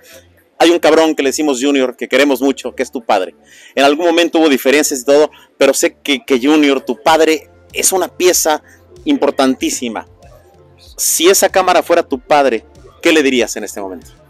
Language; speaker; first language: Spanish; native; Spanish